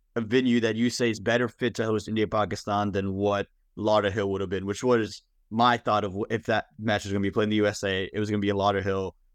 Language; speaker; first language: English; native; English